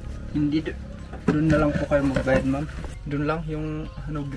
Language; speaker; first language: Filipino; native; Filipino